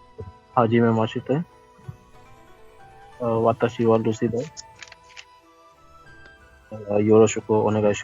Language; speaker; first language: Japanese; non-native, learner; Hindi